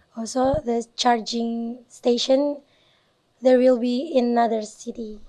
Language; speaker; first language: English; non-native, learner; Indonesian